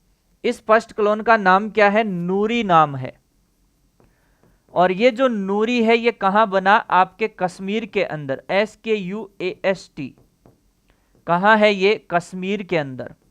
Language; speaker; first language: Hindi; native; Hindi